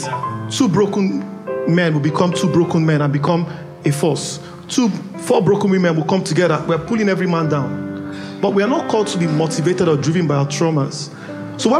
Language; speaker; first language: English; non-native, local second language; Igbo